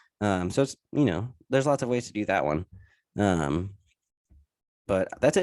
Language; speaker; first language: English; native; English